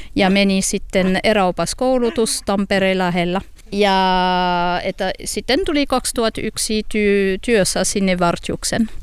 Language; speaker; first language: Finnish; non-native, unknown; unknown